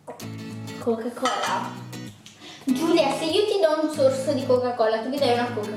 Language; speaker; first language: Italian; native; Italian